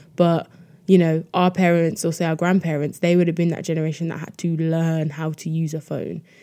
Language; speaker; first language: English; native; English